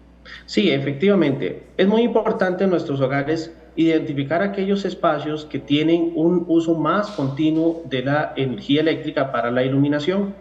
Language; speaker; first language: Spanish; native; Spanish